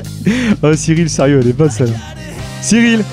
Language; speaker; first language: French; native; French